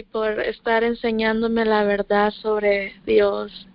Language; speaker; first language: Spanish; native; Spanish